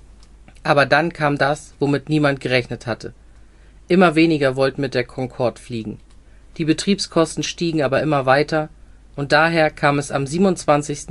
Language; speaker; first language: German; native; German